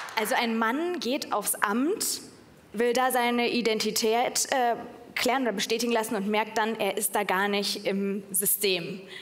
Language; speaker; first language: German; native; German